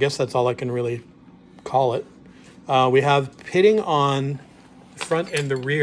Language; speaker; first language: English; native; English